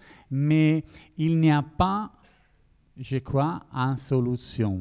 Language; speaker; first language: French; non-native, learner; Italian